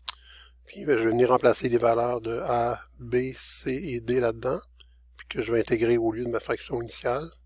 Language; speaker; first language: French; native; French